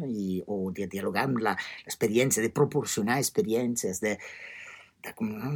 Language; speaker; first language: Catalan; non-native, fluent; Italian